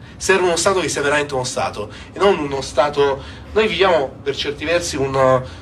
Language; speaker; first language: Italian; native; Italian